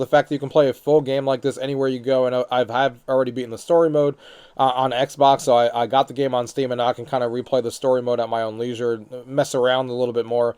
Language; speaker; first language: English; native; English